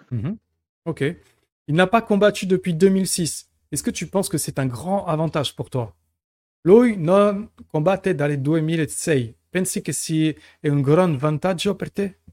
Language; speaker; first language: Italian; non-native, learner; French